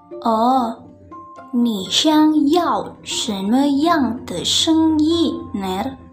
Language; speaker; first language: Chinese; non-native, learner; Indonesian